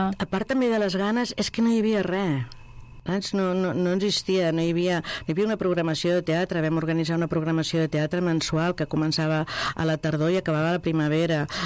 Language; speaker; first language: Catalan; non-native, local second language; Spanish